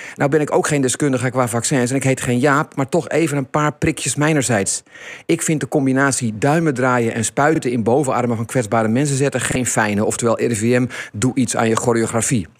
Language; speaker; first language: Dutch; native; Dutch